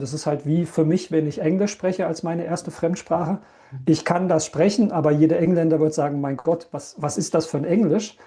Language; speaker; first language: German; native; German